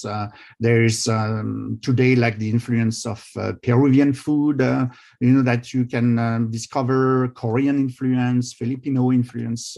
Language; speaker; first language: English; non-native, fluent; French